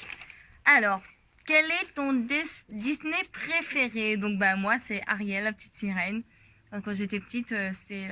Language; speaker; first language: French; native; French